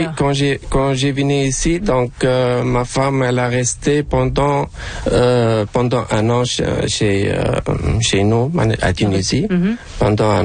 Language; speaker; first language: French; non-native, local second language; Arabic